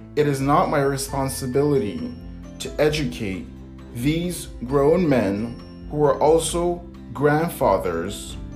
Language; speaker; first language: English; native; English